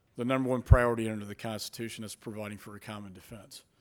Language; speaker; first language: English; native; English